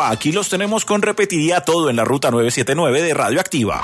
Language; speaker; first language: Spanish; native; Spanish